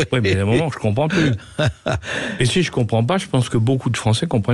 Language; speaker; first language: French; native; French